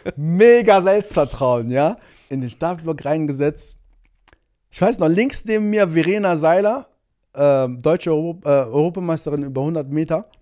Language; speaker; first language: German; early bilingual, other home language; Portuguese